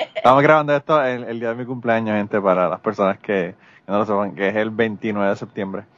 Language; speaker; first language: Spanish; native; Spanish